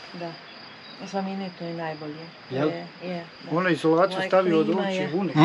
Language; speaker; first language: Bosnian; non-native, learner; German